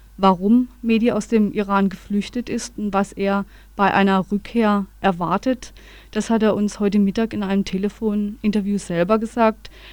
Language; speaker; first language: German; native; German